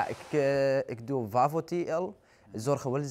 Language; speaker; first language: Dutch; non-native, learner; Arabic